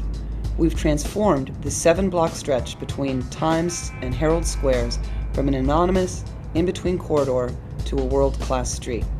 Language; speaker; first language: English; native; English